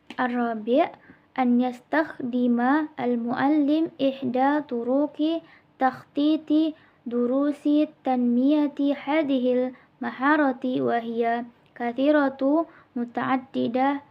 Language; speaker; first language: Arabic; non-native, learner; Indonesian